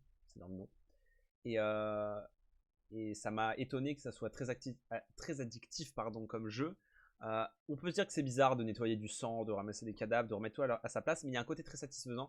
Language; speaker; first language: French; native; French